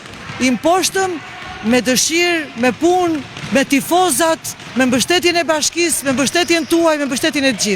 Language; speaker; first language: Albanian; native; Albanian